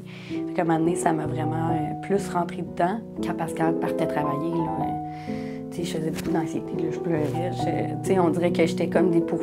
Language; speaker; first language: French; native; French